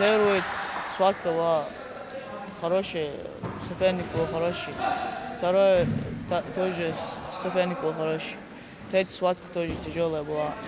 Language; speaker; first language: Russian; non-native, local second language; Ingush